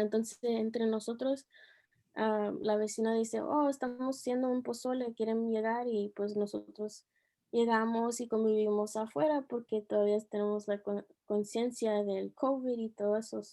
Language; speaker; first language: Spanish; early bilingual, heritage; Spanish